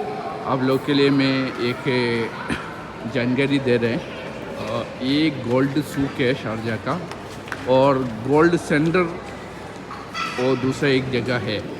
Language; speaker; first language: Hindi; non-native, local second language; Malayalam